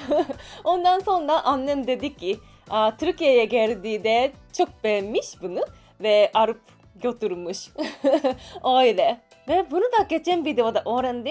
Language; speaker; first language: Turkish; non-native, learner; Japanese